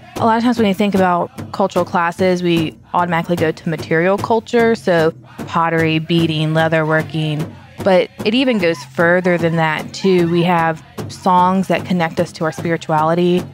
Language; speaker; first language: English; native; English